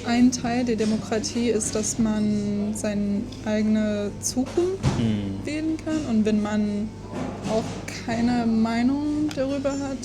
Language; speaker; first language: German; non-native, fluent; English